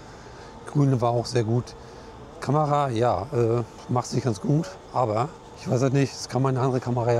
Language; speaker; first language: German; native; German